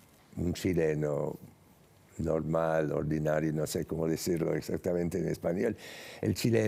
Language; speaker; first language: Spanish; non-native, fluent; English